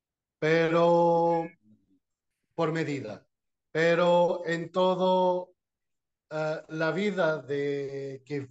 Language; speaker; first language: Spanish; non-native, fluent; Portuguese